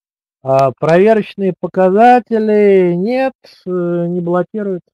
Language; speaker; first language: Russian; native; Russian